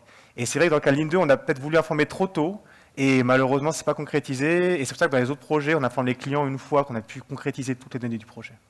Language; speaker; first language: French; native; French